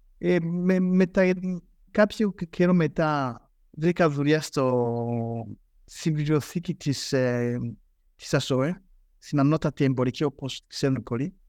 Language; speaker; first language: Greek; non-native, fluent; Rundi